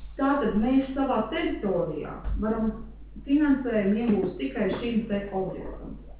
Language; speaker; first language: Latvian; native; Latvian